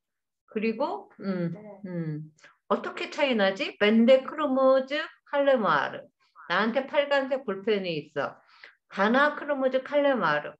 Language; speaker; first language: Korean; native; Korean